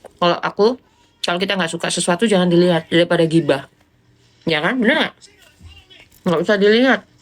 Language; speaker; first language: Indonesian; non-native, local second language; Javanese